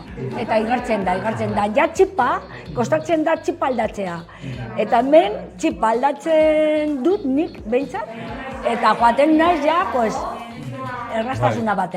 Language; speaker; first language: Basque; non-native, local second language; Spanish